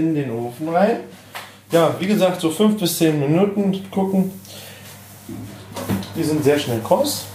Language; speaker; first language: German; native; German